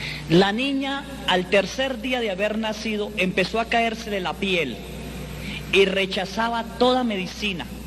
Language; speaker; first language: Spanish; native; Spanish